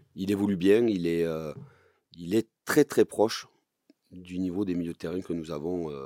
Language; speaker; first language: French; native; French